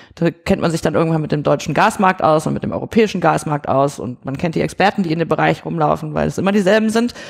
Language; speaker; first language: German; native; German